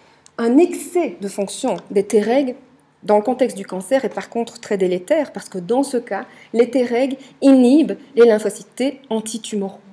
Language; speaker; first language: French; native; French